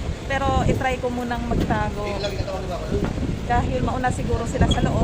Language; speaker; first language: Filipino; non-native, local second language; Cebuano